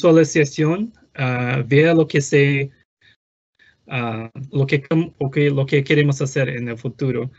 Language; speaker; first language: Spanish; non-native, fluent; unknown